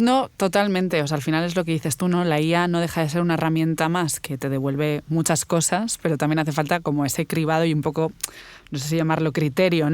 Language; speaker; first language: Spanish; native; Spanish